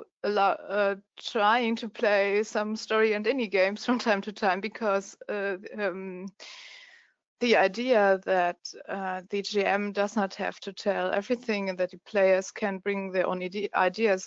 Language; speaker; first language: English; non-native, fluent; German